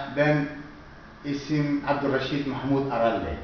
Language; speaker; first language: Turkish; non-native, learner; Somali